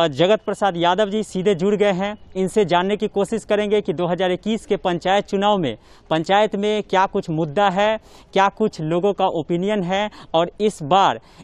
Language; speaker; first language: Hindi; native; Hindi